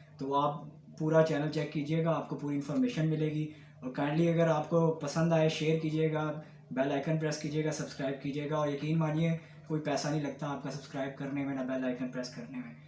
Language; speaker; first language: Urdu; non-native, local second language; Punjabi